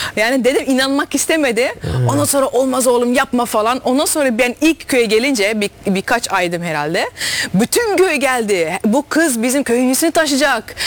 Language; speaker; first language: Turkish; early bilingual, heritage; Turkish